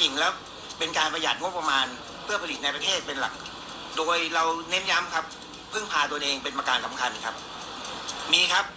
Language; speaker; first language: Thai; native; Thai